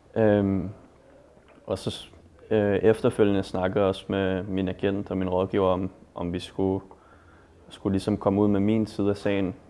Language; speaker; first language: Danish; native; Danish